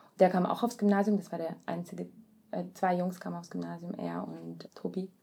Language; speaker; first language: German; early bilingual, other home language; Russian